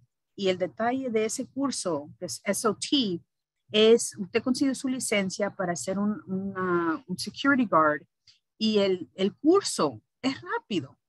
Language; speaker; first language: Spanish; early bilingual, heritage; Spanish